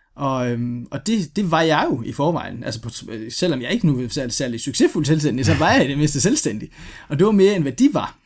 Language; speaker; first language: Danish; native; Danish